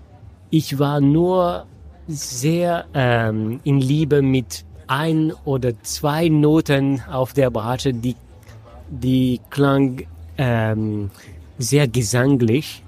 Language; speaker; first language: German; non-native, fluent; French